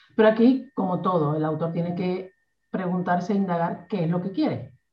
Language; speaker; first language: Spanish; native; Spanish